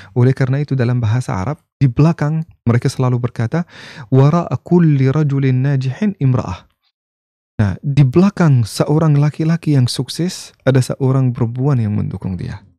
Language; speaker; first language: Indonesian; non-native, fluent; Arabic